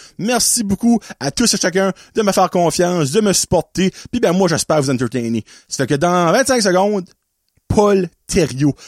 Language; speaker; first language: French; native; French